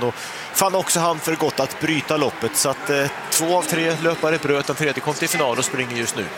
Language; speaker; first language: Swedish; native; Swedish